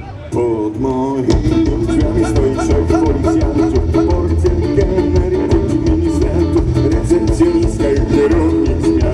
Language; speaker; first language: Polish; native; Polish